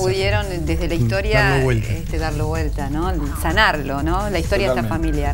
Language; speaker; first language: Spanish; native; Spanish